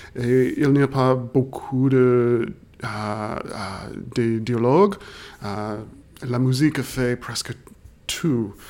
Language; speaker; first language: French; non-native, fluent; English